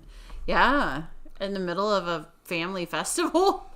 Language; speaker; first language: English; native; English